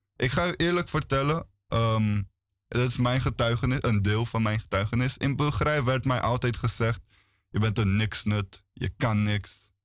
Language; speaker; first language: Dutch; early bilingual, other home language; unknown